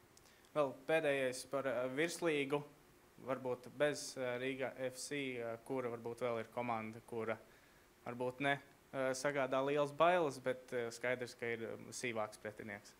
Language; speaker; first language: Latvian; native; Latvian